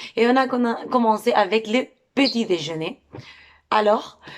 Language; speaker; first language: French; non-native, fluent; Spanish